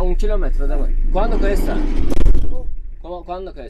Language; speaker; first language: Spanish; non-native, learner; Turkish